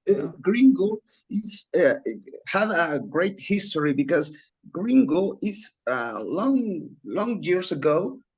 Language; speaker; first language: English; non-native, learner; Spanish